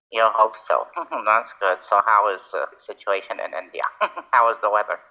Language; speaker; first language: English; native; English